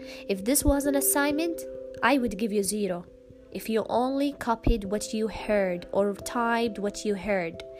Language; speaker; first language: English; non-native, fluent; Arabic